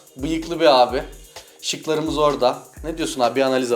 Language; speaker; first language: Turkish; native; Turkish